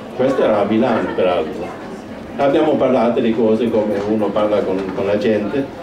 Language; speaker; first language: Italian; non-native, fluent; Swedish